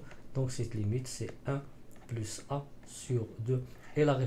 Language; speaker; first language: French; non-native, local second language; Arabic